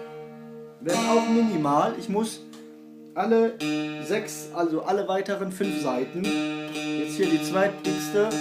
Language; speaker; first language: German; non-native, fluent; Kurdish